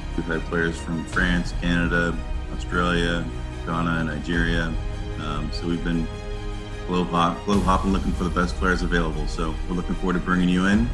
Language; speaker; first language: English; non-native, fluent; German